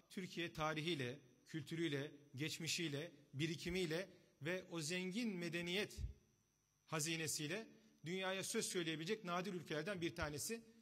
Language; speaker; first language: Turkish; native; Turkish